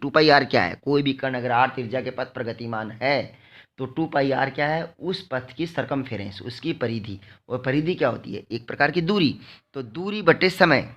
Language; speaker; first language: Hindi; native; Hindi